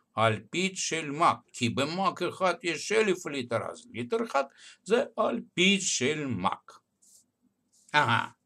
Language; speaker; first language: Hebrew; non-native, fluent; Russian